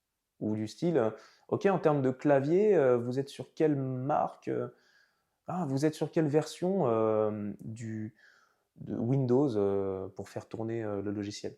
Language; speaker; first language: French; native; French